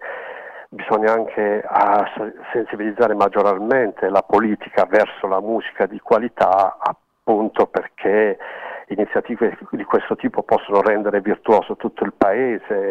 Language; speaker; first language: Italian; native; Italian